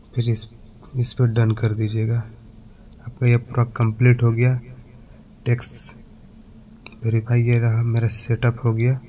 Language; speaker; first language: Hindi; native; Hindi